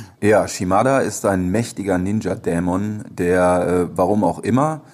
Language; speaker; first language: German; native; German